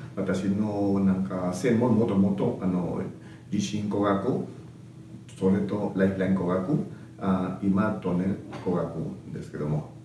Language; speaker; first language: Japanese; non-native, fluent; Spanish